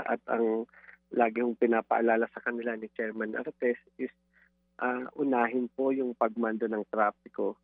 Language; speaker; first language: Filipino; native; Filipino